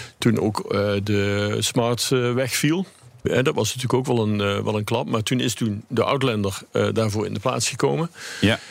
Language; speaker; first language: Dutch; native; Dutch